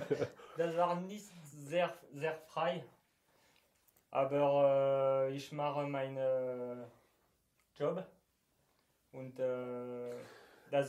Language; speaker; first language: German; non-native, learner; French